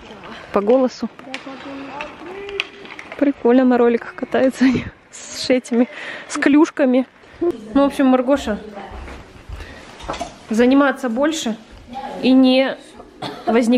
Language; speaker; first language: Russian; native; Russian